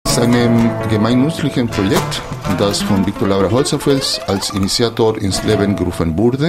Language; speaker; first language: German; non-native, fluent; Spanish